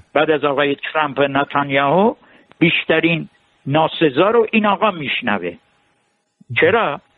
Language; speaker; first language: Persian; non-native, local second language; Armenian